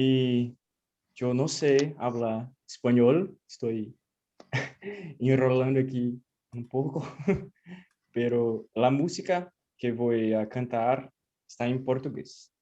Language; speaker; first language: Spanish; non-native, learner; Portuguese